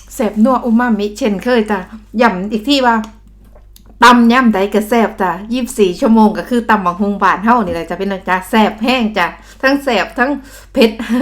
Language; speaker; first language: Thai; native; Thai